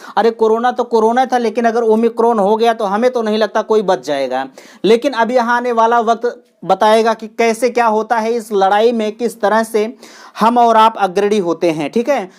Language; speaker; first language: Hindi; native; Hindi